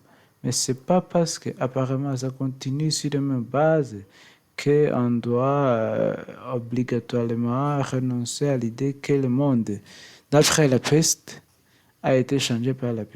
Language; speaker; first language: French; non-native, learner; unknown